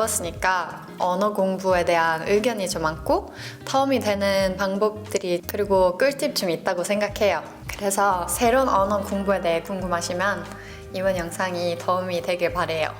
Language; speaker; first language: Korean; non-native, fluent; Norwegian